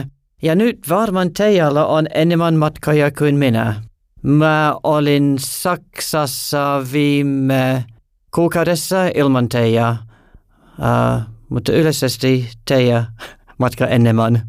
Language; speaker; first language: Finnish; non-native, learner; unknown